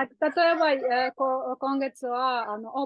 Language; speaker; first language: Japanese; non-native, learner; Polish